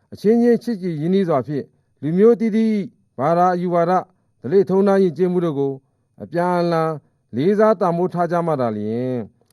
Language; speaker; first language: Burmese; non-native, local second language; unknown